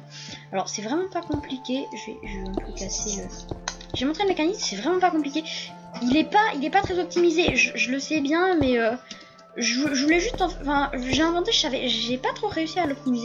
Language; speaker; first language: French; native; French